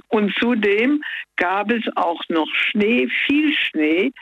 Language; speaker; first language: German; native; German